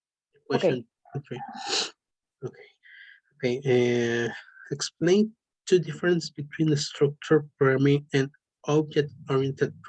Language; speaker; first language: English; non-native, learner; Spanish